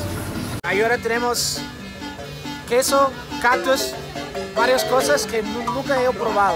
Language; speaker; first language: Spanish; non-native, fluent; English